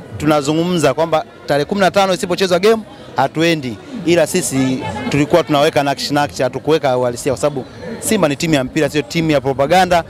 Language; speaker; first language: Swahili; native; Swahili